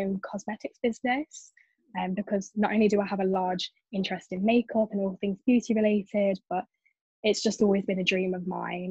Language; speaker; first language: English; native; English